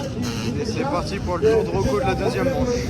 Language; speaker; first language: French; native; French